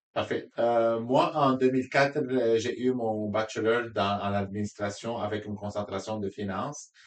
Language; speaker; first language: French; non-native, local second language; Arabic